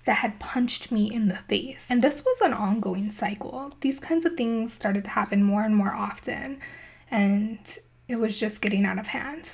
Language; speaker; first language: English; native; English